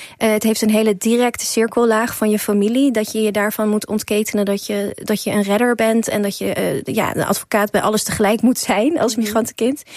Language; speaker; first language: Dutch; early bilingual, other home language; Persian